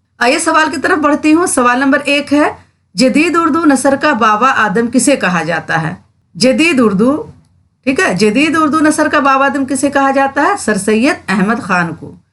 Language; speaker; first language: Urdu; native; Urdu